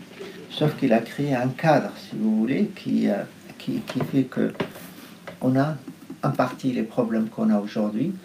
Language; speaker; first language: French; non-native, fluent; Arabic